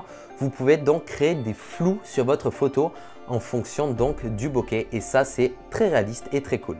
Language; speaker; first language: French; native; French